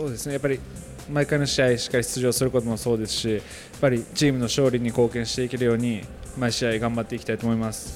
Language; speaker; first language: Japanese; native; Japanese